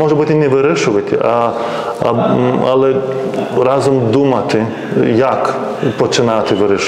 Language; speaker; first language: Ukrainian; non-native, fluent; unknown